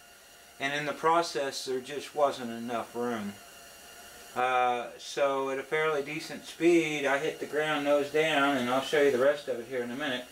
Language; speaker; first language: English; native; English